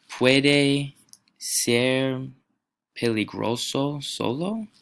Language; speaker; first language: Spanish; non-native, learner; English